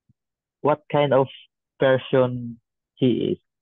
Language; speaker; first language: English; non-native, learner; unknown